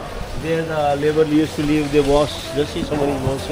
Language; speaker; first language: English; non-native, local second language; Hindi